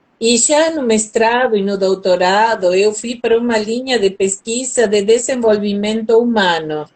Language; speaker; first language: Portuguese; non-native, fluent; Spanish